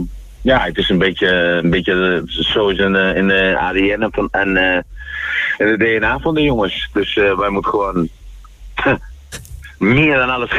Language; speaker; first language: Dutch; non-native, fluent; Spanish